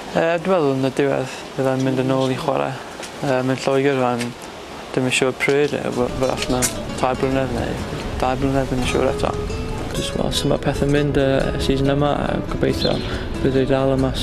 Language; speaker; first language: Welsh; non-native, local second language; English